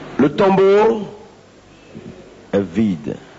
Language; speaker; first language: French; native; French